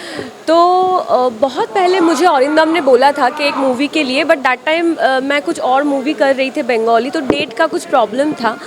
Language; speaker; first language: Hindi; non-native, local second language; Bangla